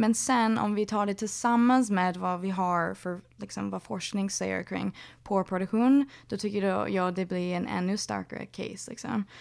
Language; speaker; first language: Swedish; non-native, fluent; English